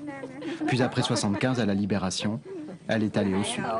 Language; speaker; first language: French; native; French